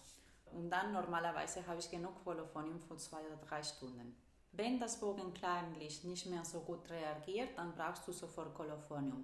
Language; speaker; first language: German; non-native, fluent; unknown